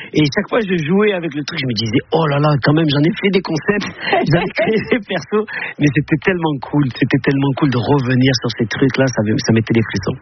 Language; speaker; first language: French; native; French